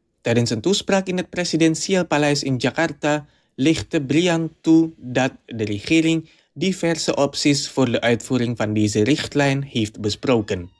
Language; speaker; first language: Dutch; non-native, fluent; Indonesian